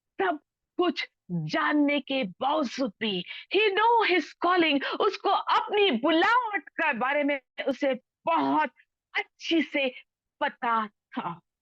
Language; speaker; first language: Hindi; non-native, local second language; Telugu